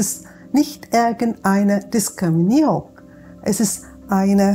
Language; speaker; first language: German; non-native, fluent; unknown